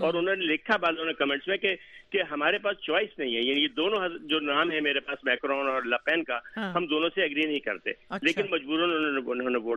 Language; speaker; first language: Urdu; native; Urdu